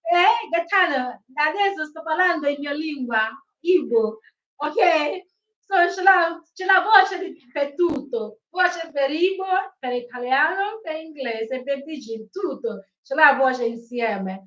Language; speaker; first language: Italian; non-native, learner; Igbo